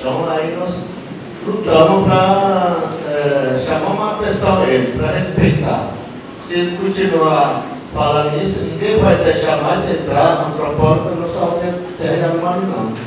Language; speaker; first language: Portuguese; non-native, local second language; Yanomámi